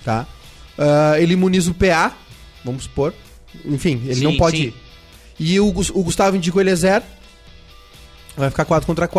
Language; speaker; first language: Portuguese; native; Portuguese